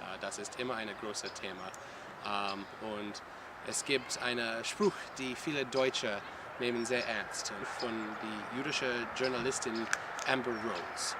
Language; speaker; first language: German; non-native, learner; English